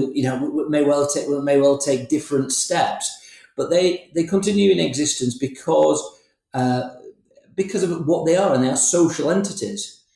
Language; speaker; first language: English; native; English